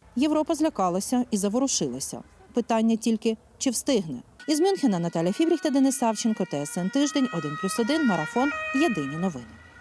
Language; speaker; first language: Ukrainian; native; Ukrainian